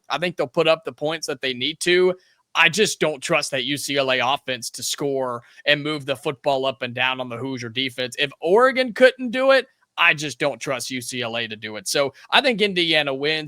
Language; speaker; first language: English; native; English